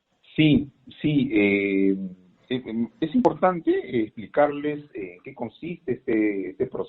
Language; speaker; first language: Spanish; native; Spanish